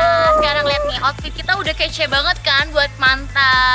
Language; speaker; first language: Indonesian; native; Indonesian